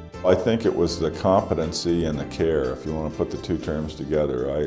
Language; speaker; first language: English; native; English